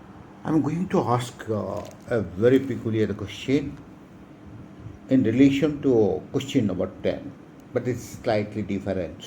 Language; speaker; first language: English; non-native, local second language; Odia